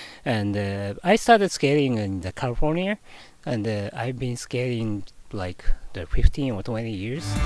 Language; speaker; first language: English; non-native, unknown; Japanese